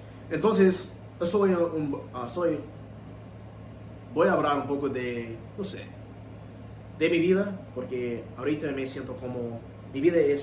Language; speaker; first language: Spanish; non-native, learner; English